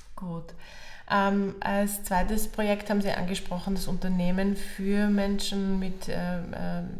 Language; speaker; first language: German; native; German